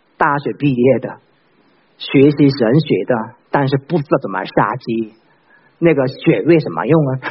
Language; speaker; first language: Chinese; non-native, fluent; Korean